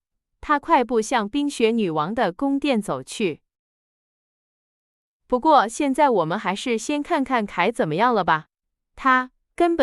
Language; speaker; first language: Chinese; native; Chinese